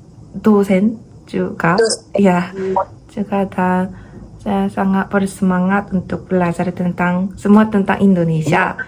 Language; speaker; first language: Indonesian; non-native, learner; Korean